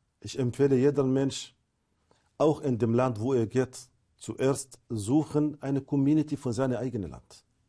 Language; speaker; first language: German; non-native, fluent; Arabic